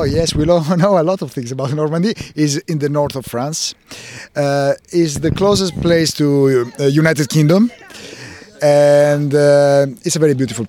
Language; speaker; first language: English; non-native, learner; Italian